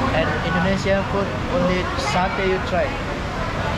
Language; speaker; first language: English; non-native, learner; Indonesian